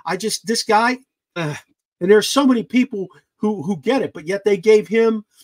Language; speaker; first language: English; native; English